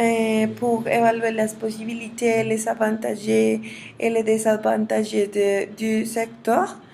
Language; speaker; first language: French; non-native, learner; Spanish